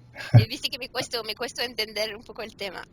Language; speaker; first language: Spanish; non-native, fluent; French